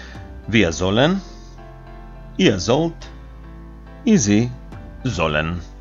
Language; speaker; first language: German; non-native, fluent; Macedonian